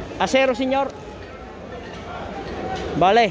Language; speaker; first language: Spanish; non-native, learner; Filipino